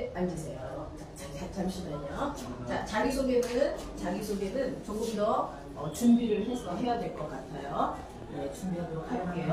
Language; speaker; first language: Korean; non-native, fluent; Nepali